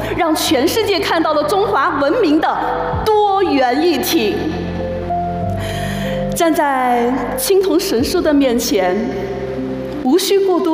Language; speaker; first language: Chinese; native; Chinese